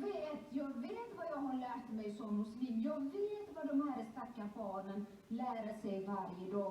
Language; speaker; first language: Swedish; non-native, fluent; Somali